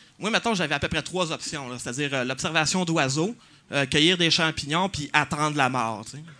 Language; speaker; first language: French; native; French